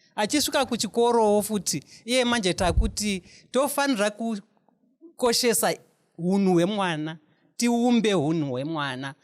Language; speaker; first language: Shona; non-native, local second language; North Ndebele